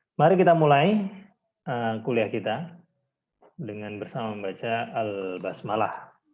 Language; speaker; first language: Indonesian; native; Indonesian